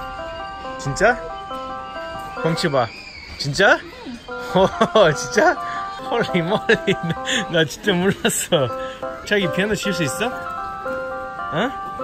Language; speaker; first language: Korean; non-native, learner; English